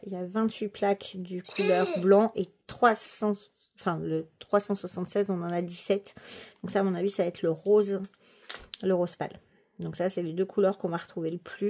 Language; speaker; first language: French; native; French